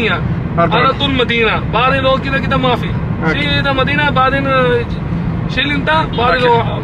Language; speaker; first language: Arabic; non-native, learner; Urdu